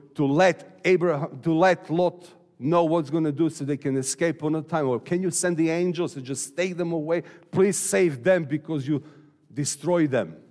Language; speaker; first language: English; non-native, fluent; Serbian